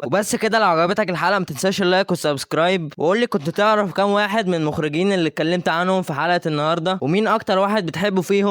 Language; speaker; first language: Arabic; native; Arabic